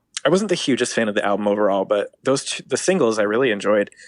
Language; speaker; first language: English; native; English